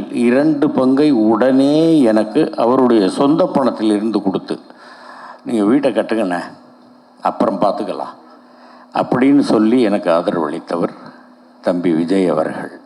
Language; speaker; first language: Tamil; native; Tamil